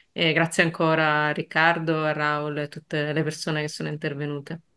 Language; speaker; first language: Italian; native; Italian